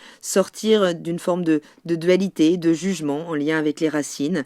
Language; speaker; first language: French; native; French